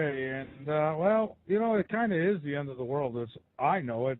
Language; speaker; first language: English; native; English